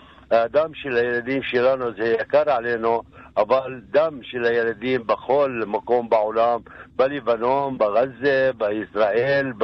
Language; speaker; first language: Hebrew; non-native, local second language; Arabic